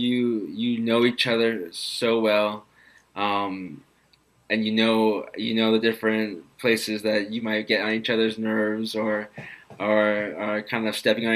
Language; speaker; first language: English; native; English